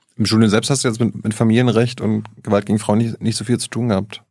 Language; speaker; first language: German; native; German